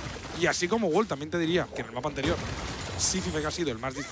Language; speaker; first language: Spanish; native; Spanish